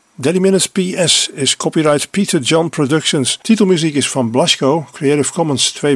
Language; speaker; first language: Dutch; native; Dutch